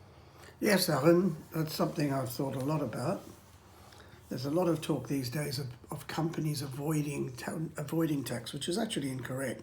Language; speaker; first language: English; native; English